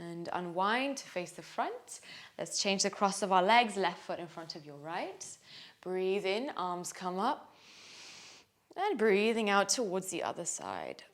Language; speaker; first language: English; native; English